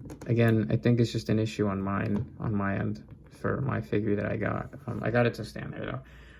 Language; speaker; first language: English; native; English